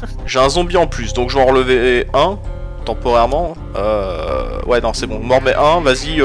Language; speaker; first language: French; native; French